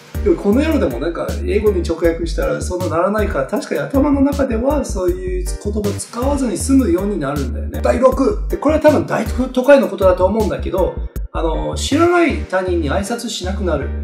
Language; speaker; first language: Japanese; non-native, fluent; English